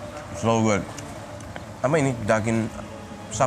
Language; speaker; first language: Indonesian; non-native, learner; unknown